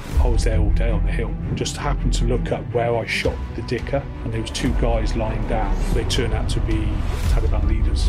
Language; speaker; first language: English; native; English